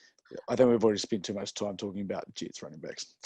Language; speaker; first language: English; native; English